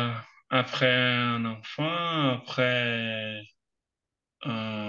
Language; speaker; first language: French; non-native, learner; Portuguese